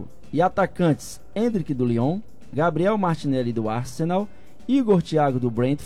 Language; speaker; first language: Portuguese; native; Portuguese